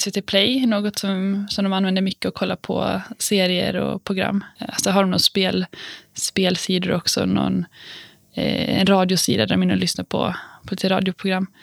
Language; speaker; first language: Swedish; native; Swedish